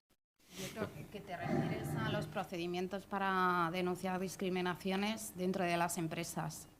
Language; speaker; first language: Spanish; native; Spanish